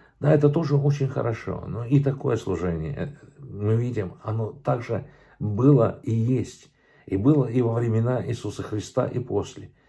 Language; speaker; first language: Russian; early bilingual, other home language; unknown